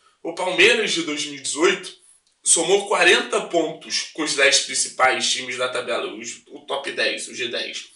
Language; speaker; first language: Portuguese; native; Portuguese